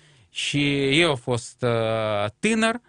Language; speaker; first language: Romanian; non-native, local second language; Russian